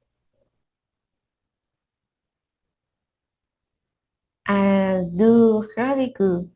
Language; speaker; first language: French; non-native, learner; Spanish